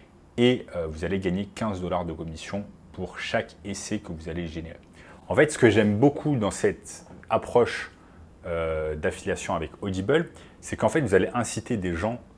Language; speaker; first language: French; native; French